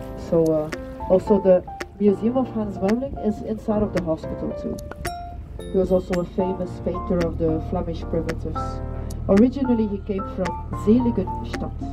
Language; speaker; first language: English; non-native, fluent; Dutch